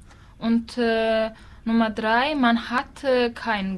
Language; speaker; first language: German; non-native, learner; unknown